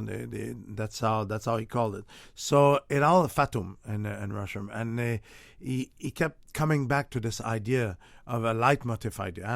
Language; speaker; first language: English; non-native, fluent; French